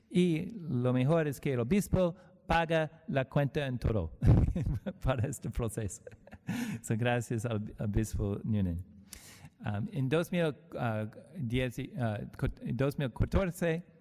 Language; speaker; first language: Spanish; non-native, learner; English